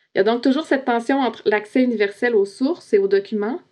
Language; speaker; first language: French; native; French